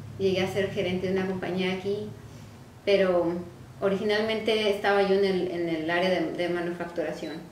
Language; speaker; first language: Spanish; native; Spanish